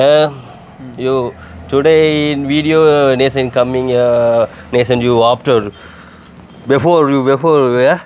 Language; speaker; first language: English; non-native, local second language; Tamil